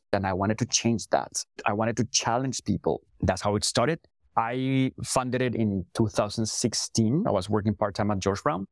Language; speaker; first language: English; non-native, fluent; Spanish